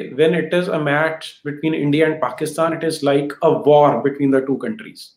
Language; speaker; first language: Hindi; native; Hindi